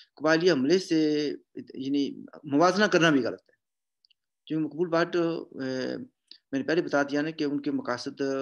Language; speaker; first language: Urdu; non-native, local second language; Punjabi